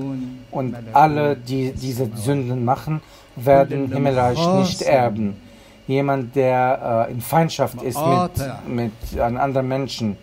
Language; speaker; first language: German; non-native, fluent; Arabic